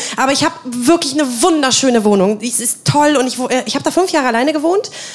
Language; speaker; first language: German; native; German